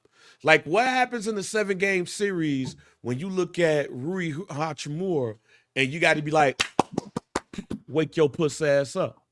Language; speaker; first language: English; native; English